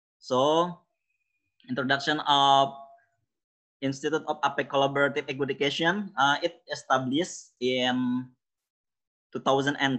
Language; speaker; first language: English; non-native, learner; Indonesian